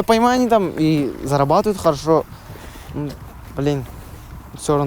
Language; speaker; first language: Russian; native; Russian